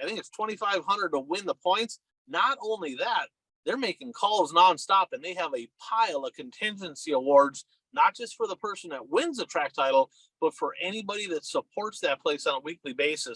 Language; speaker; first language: English; native; English